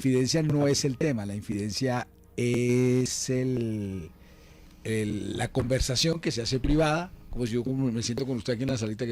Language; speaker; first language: Spanish; native; Spanish